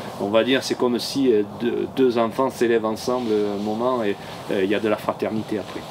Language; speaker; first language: French; native; French